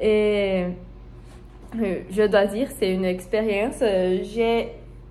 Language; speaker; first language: French; non-native, learner; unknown